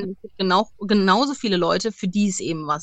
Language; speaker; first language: German; native; German